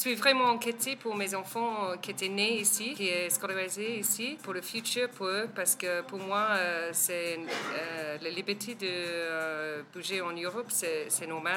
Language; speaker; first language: French; non-native, fluent; English